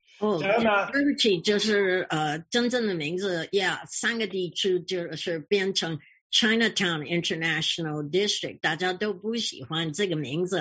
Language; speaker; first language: Chinese; early bilingual, heritage; English